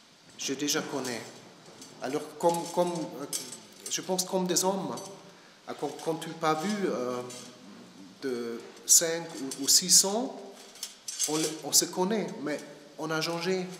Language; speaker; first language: French; non-native, learner; German